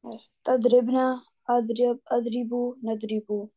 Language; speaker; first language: Arabic; non-native, learner; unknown